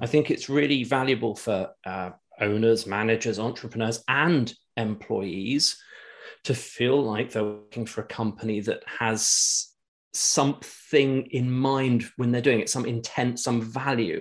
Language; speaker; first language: English; native; English